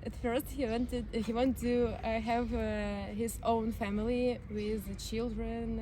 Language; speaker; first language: English; non-native, learner; Ukrainian